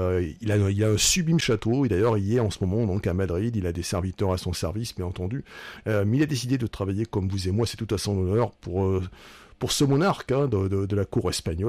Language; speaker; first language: French; native; French